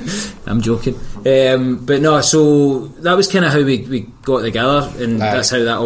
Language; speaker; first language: English; native; English